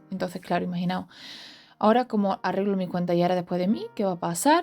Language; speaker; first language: Spanish; native; Spanish